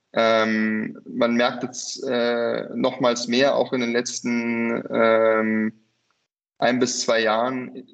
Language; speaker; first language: German; native; German